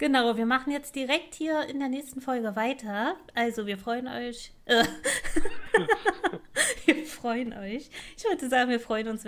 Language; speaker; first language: German; native; German